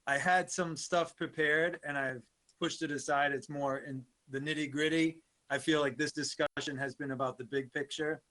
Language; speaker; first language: English; native; English